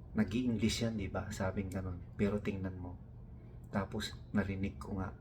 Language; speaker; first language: Filipino; non-native, local second language; Iloko